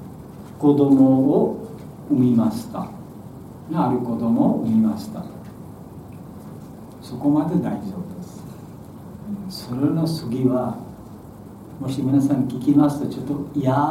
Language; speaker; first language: Japanese; non-native, learner; Bangla